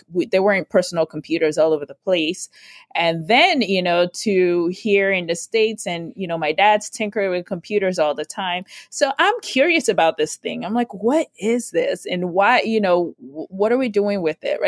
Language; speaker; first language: English; non-native, local second language; Yoruba